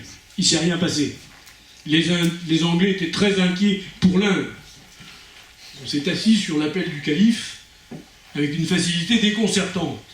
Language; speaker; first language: French; native; French